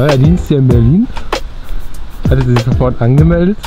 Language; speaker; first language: German; native; German